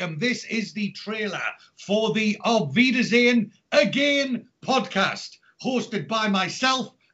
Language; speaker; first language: English; native; English